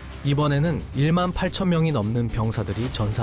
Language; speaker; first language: Korean; native; Korean